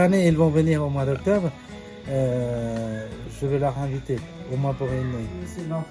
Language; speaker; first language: French; non-native, fluent; Nepali